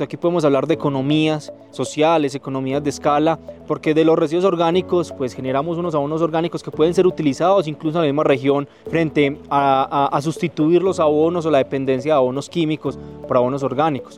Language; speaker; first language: Spanish; native; Spanish